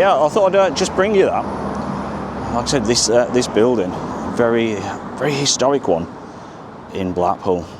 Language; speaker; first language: English; native; English